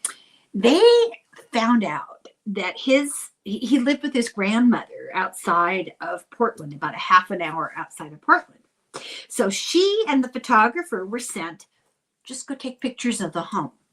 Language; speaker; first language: English; native; English